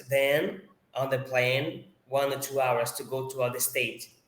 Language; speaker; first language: English; non-native, fluent; Portuguese